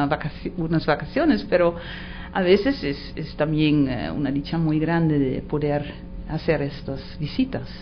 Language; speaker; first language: Spanish; non-native, fluent; Dutch